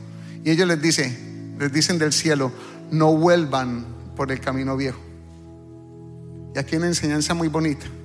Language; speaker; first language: Spanish; native; Spanish